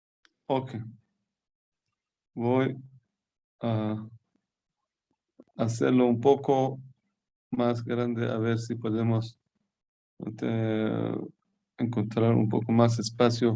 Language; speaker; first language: Spanish; non-native, fluent; Persian